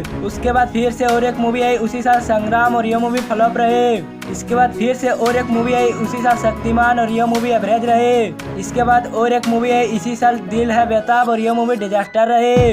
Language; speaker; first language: Hindi; non-native, local second language; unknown